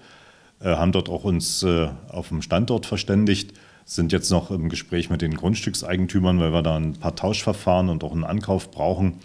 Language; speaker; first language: German; native; German